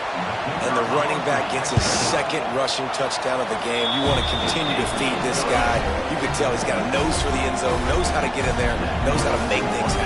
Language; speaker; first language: English; native; English